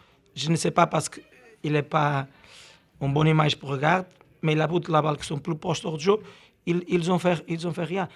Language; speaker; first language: French; non-native, learner; Portuguese